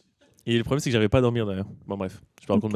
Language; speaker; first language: French; native; French